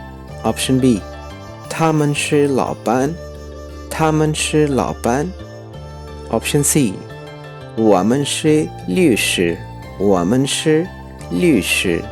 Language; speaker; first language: Chinese; non-native, fluent; Urdu